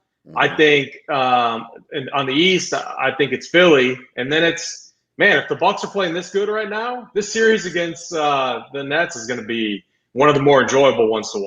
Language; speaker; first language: English; native; English